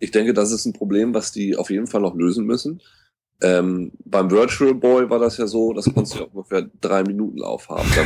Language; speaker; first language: German; native; German